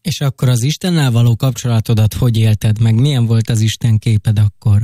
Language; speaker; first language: Hungarian; native; Hungarian